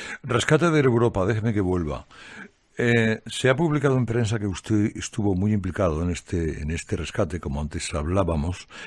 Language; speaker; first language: Spanish; native; Spanish